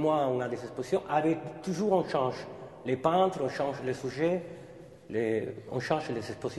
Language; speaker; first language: French; non-native, fluent; Spanish